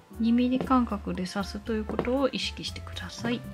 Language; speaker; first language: Japanese; native; Japanese